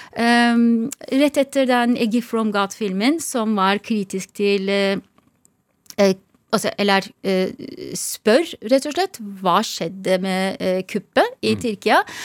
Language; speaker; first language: Norwegian; non-native, fluent; Turkish